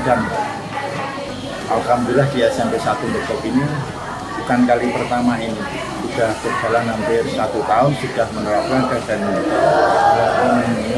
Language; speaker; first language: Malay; non-native, local second language; Javanese